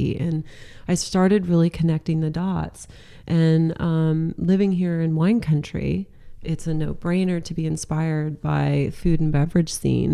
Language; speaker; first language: English; native; English